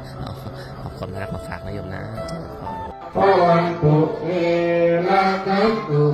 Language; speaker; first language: Thai; native; Thai